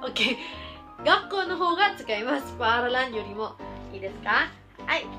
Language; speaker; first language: Japanese; non-native, fluent; Filipino